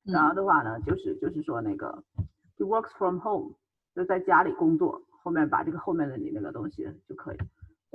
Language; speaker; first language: Chinese; native; Chinese